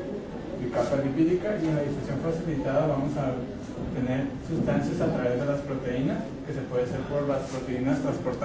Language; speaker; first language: Spanish; native; Spanish